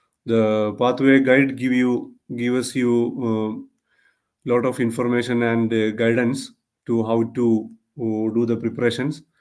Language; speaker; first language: English; non-native, local second language; Malayalam